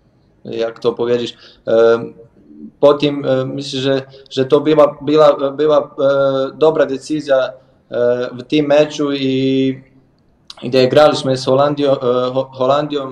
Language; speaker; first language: Polish; non-native, learner; Bosnian